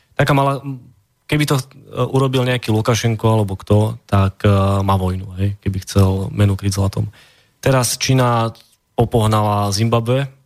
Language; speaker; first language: Slovak; native; Slovak